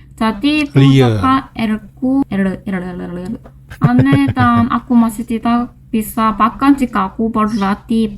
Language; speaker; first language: Indonesian; non-native, learner; Korean